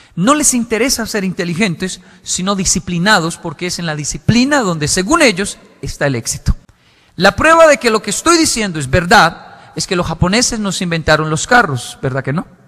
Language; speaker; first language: Spanish; non-native, fluent; Japanese